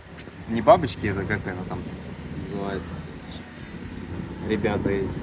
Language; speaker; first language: Russian; native; Russian